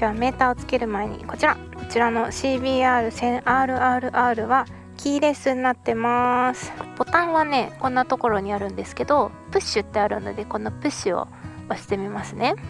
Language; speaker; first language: Japanese; native; Japanese